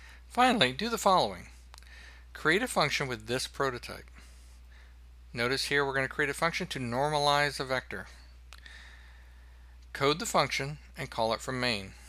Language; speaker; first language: English; native; English